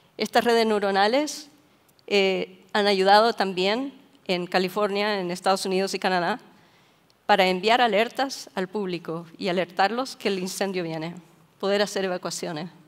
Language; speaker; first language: Spanish; native; Spanish